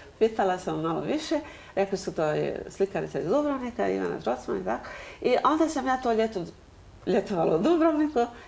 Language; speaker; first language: Croatian; native; Croatian